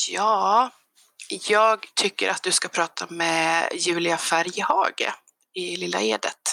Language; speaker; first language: Swedish; native; Swedish